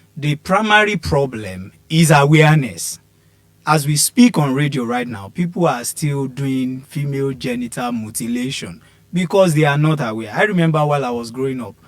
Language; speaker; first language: English; non-native, local second language; Yoruba